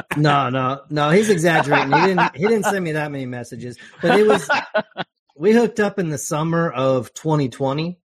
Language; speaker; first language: English; native; English